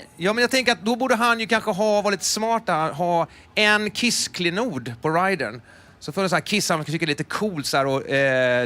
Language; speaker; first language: Swedish; native; Swedish